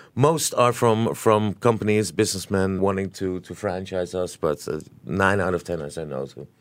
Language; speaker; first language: English; native; English